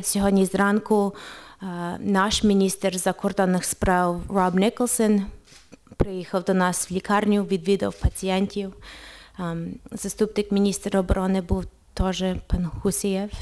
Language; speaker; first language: Ukrainian; early bilingual, heritage; Ukrainian